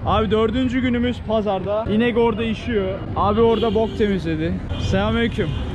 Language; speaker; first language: Turkish; native; Turkish